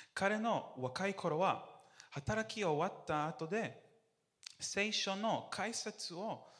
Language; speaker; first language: Japanese; non-native, learner; English